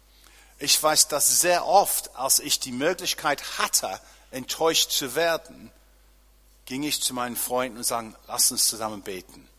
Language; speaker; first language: German; non-native, fluent; English